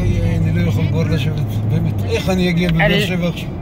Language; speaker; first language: Hebrew; non-native, fluent; Nepali